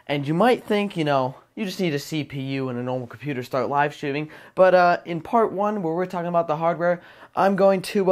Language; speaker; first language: English; native; English